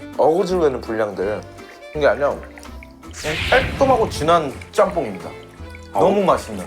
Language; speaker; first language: Korean; native; Korean